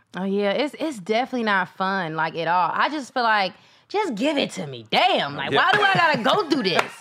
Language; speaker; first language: English; native; English